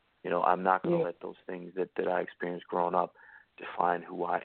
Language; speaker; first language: English; native; English